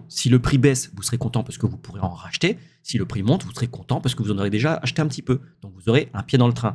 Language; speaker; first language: French; native; French